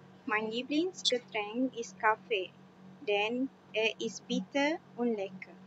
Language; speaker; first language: German; non-native, learner; Malay